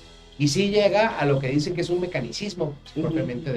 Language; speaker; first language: Spanish; native; Spanish